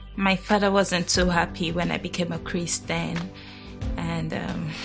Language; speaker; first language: English; non-native, local second language; Yoruba